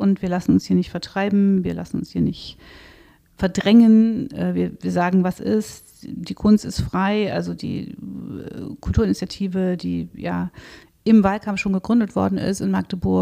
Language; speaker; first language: German; native; German